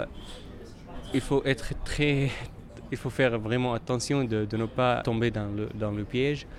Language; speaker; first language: French; non-native, fluent; Arabic